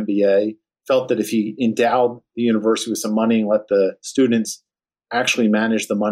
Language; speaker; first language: English; native; English